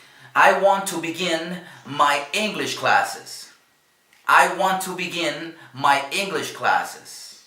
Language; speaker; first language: English; non-native, fluent; Spanish